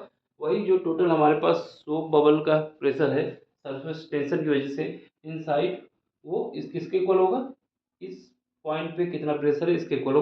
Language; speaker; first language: Hindi; native; Hindi